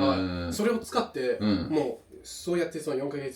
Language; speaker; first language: Japanese; non-native, fluent; English